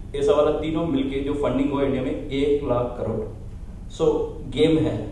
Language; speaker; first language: Hindi; non-native, local second language; Telugu